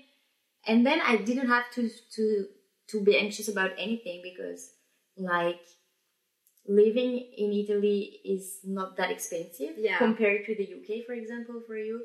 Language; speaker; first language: English; non-native, fluent; French